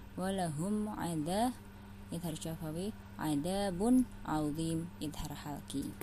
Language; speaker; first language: Arabic; non-native, learner; Indonesian